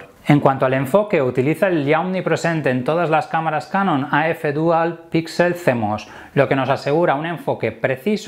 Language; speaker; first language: Spanish; native; Spanish